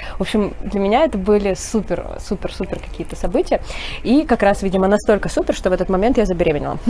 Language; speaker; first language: Russian; native; Russian